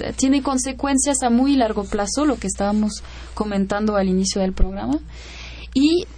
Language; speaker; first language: Spanish; non-native, fluent; French